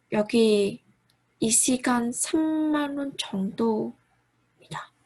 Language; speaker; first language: Korean; non-native, learner; Vietnamese